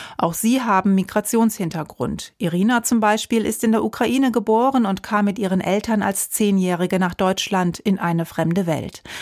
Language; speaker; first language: German; native; German